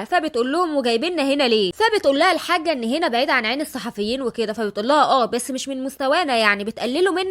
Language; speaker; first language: Arabic; native; Arabic